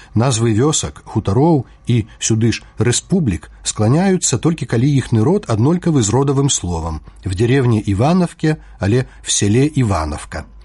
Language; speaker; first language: Belarusian; native; Belarusian